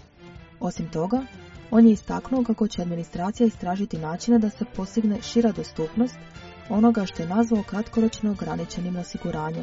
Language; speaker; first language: Croatian; native; Croatian